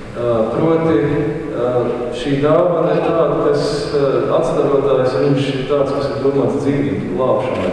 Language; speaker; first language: Latvian; native; Latvian